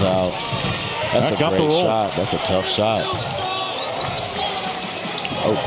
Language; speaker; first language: English; native; English